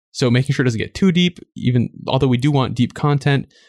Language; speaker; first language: English; native; English